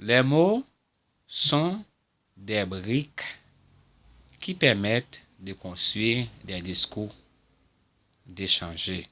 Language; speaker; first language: French; non-native, local second language; Haitian Creole